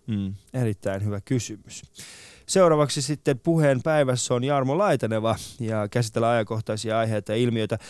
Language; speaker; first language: Finnish; early bilingual, other home language; Persian